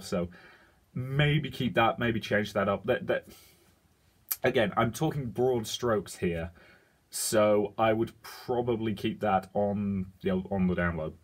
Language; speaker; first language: English; native; English